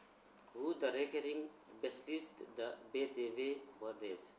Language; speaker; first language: Dutch; non-native, learner; Nepali